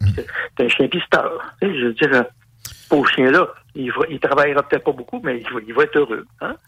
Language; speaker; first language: French; native; French